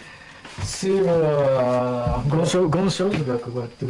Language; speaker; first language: French; non-native, learner; Japanese